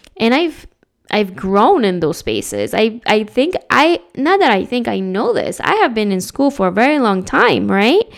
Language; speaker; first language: English; early bilingual, other home language; Spanish